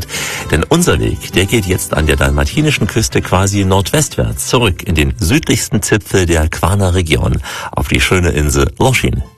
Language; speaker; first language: German; native; German